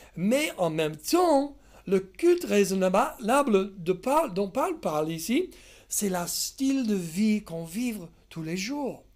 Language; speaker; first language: French; non-native, fluent; English